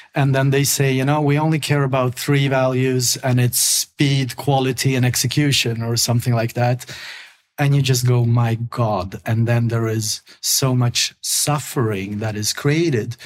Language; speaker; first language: English; non-native, fluent; Swedish